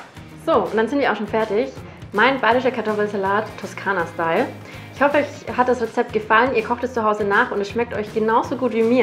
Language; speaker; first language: German; native; German